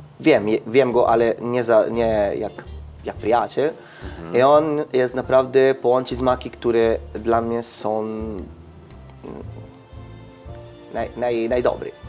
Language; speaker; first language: Polish; non-native, learner; Italian